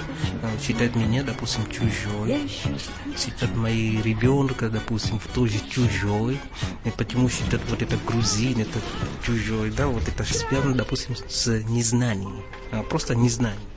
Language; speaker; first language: Russian; non-native, fluent; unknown